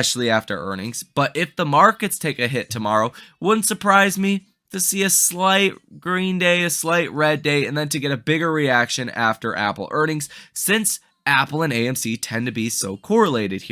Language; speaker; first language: English; native; English